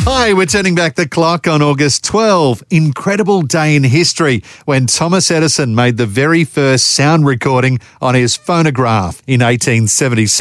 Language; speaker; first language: English; native; English